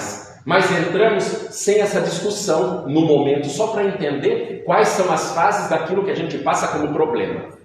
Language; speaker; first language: Portuguese; native; Portuguese